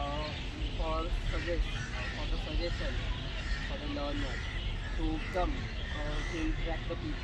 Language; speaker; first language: English; non-native, learner; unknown